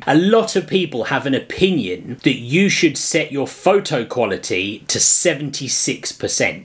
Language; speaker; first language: English; native; English